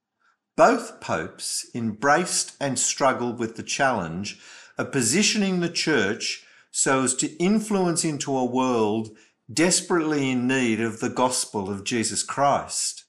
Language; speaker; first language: English; native; English